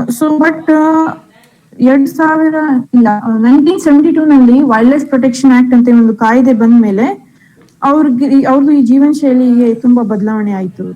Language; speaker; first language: Kannada; non-native, local second language; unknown